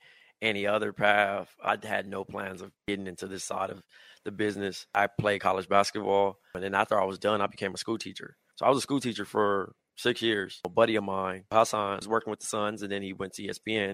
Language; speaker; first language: English; native; English